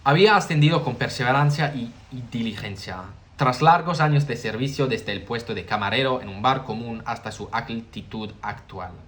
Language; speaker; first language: Spanish; non-native, learner; English